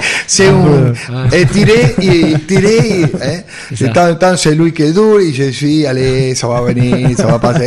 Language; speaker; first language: French; non-native, fluent; Spanish